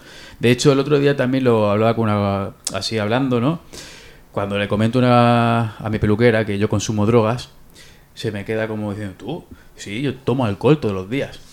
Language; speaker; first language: Spanish; native; Spanish